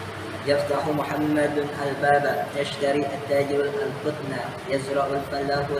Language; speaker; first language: Arabic; non-native, learner; Indonesian